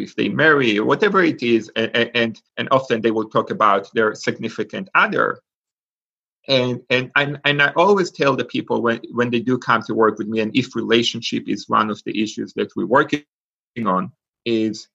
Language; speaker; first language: English; non-native, fluent; Hebrew